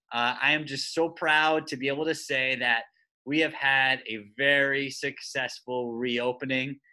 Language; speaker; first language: English; native; English